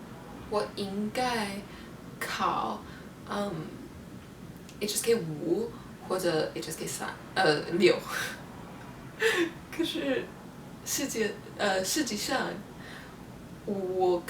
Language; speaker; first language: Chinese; non-native, learner; English